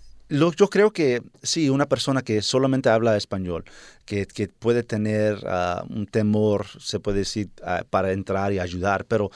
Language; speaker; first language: Spanish; early bilingual, heritage; Spanish